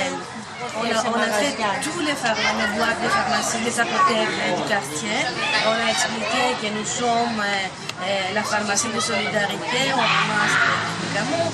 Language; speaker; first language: French; non-native, fluent; Greek